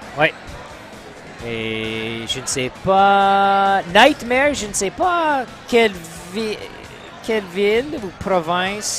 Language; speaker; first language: French; non-native, local second language; English